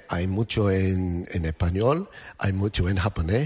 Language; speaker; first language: Spanish; non-native, learner; English